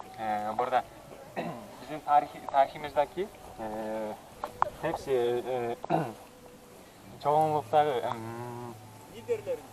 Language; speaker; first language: Turkish; non-native, local second language; Kyrgyz